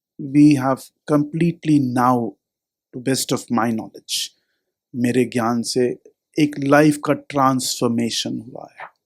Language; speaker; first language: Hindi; non-native, local second language; Tamil